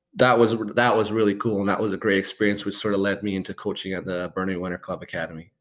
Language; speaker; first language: English; native; English